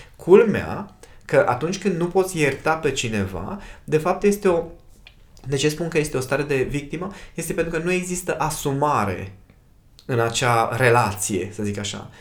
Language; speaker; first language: Romanian; native; Romanian